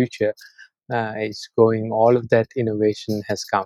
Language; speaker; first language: English; non-native, local second language; Sinhala